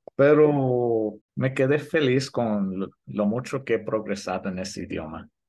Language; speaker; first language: Spanish; early bilingual, heritage; Spanish